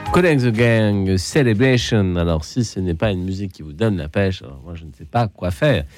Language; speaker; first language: French; native; French